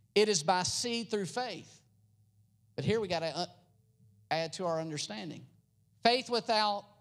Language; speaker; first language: English; native; English